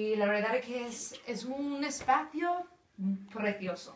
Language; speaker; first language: Spanish; non-native, fluent; English